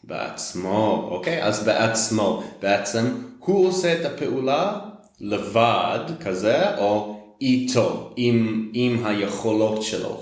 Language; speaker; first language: Hebrew; non-native, fluent; English